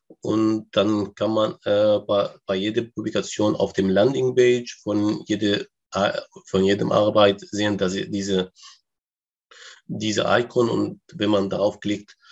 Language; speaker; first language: German; non-native, learner; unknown